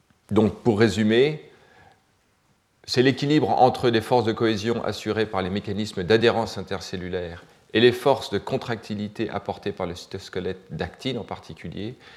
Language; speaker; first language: French; native; French